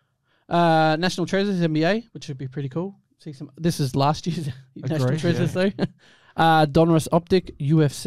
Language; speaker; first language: English; native; English